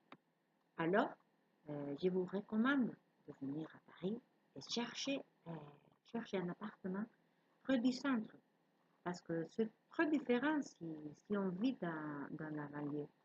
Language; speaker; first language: French; non-native, learner; Spanish